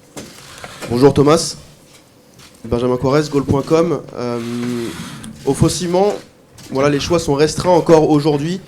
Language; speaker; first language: French; native; French